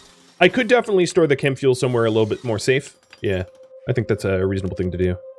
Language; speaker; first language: English; native; English